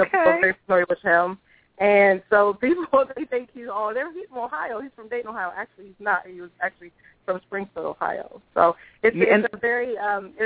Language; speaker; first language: English; native; English